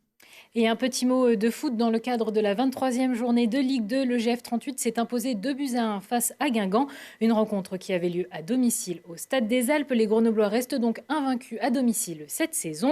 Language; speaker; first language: French; native; French